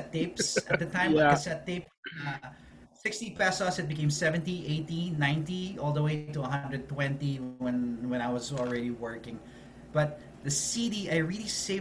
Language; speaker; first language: English; non-native, local second language; Filipino